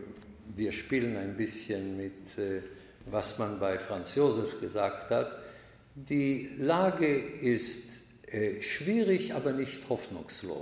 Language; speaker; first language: German; non-native, fluent; Hebrew